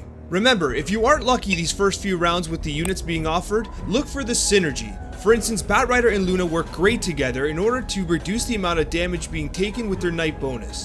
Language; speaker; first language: English; native; English